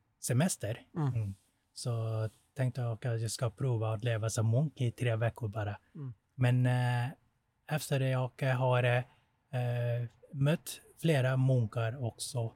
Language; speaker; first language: Swedish; non-native, fluent; Thai